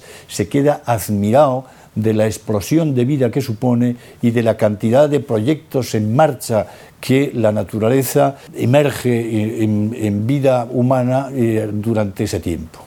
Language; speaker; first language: Spanish; native; Spanish